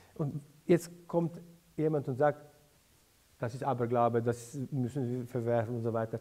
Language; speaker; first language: German; non-native, fluent; Slovenian